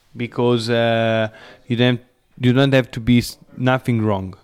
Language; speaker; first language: English; non-native, learner; Italian